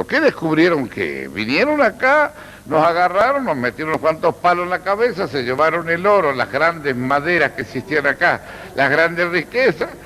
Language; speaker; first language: Spanish; native; Spanish